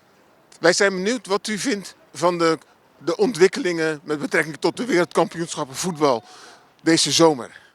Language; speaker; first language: Dutch; native; Dutch